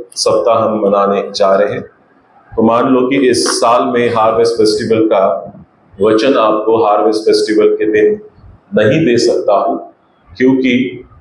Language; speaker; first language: Hindi; non-native, local second language; Marathi